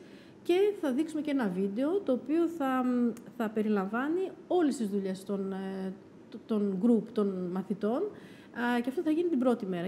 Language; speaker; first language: Greek; native; Greek